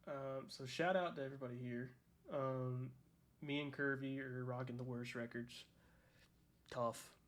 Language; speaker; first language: English; native; English